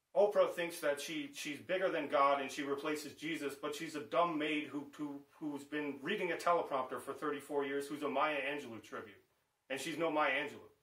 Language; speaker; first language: English; native; English